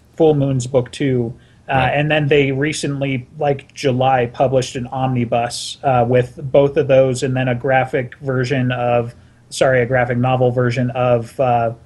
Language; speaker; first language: English; native; English